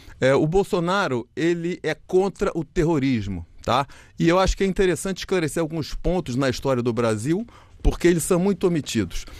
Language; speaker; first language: Portuguese; native; Portuguese